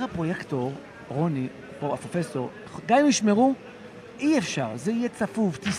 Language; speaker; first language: Hebrew; native; Hebrew